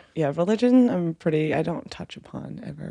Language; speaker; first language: English; early bilingual, other home language; Vietnamese